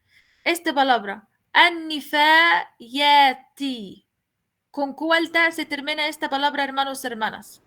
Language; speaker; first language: Spanish; non-native, fluent; Arabic